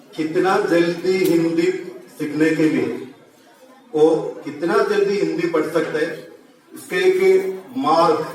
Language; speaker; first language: Hindi; non-native, local second language; Malayalam